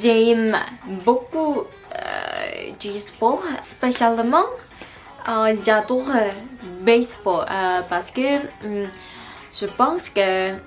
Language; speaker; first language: French; non-native, learner; Korean